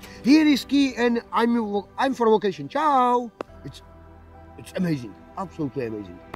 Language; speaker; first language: English; non-native, learner; Slovak